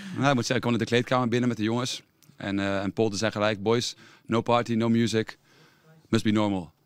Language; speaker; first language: Dutch; native; Dutch